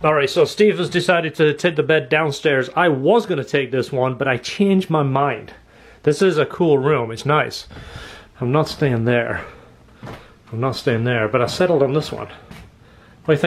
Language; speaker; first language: English; native; English